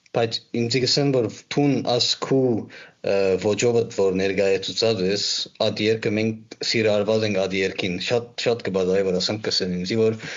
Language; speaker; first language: Armenian; early bilingual, heritage; Armenian